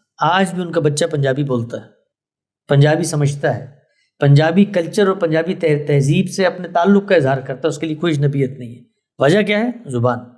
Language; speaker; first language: Urdu; native; Urdu